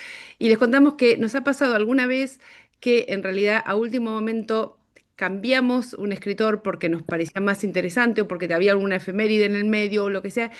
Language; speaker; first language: Spanish; native; Spanish